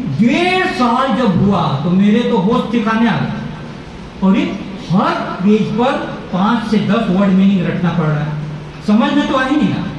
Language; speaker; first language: Hindi; non-native, local second language; Bhojpuri